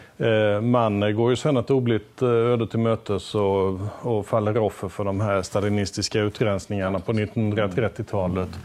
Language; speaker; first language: Swedish; native; Swedish